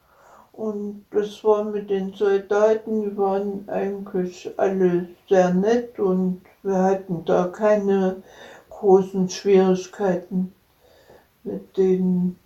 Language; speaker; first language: German; native; German